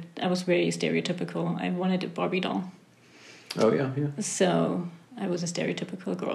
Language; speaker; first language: English; non-native, fluent; German